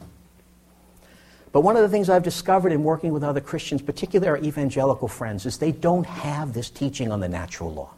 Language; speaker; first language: English; native; English